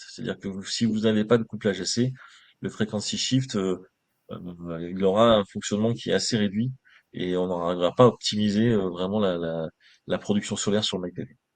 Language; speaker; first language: French; native; French